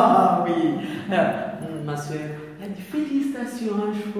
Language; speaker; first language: French; non-native, learner; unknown